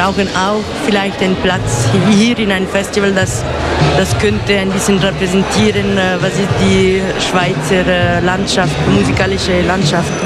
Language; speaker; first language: German; non-native, local second language; Italian